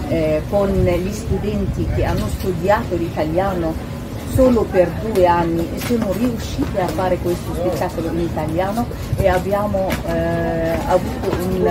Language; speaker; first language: Italian; non-native, fluent; Arabic